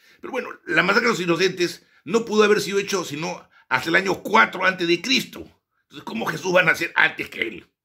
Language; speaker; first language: Spanish; native; Spanish